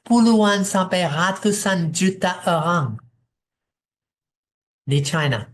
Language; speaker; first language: Indonesian; non-native, fluent; English